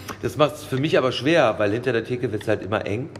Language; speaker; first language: German; native; German